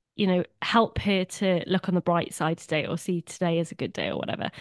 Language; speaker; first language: English; native; English